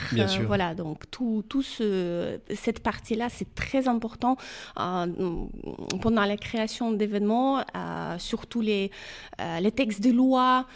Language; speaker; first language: French; non-native, fluent; Ukrainian